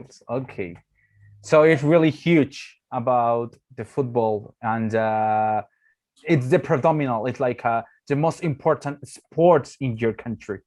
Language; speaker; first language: English; non-native, learner; Spanish